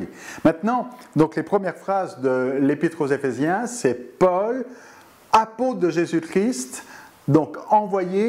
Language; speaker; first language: French; native; French